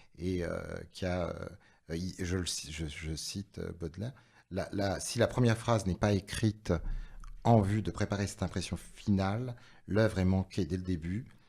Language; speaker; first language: French; native; French